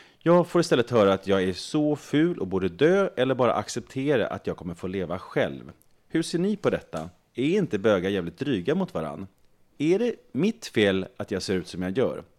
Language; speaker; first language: Swedish; native; Swedish